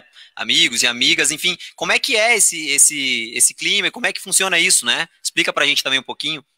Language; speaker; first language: Portuguese; native; Portuguese